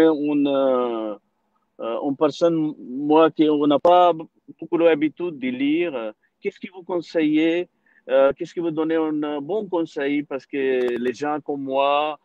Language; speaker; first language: French; non-native, learner; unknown